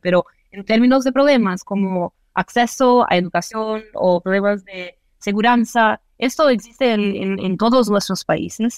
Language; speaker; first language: Spanish; non-native, fluent; Portuguese